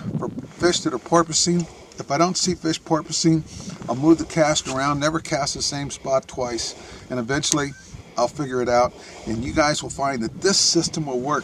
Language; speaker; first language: English; native; English